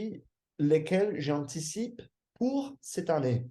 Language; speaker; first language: French; non-native, fluent; English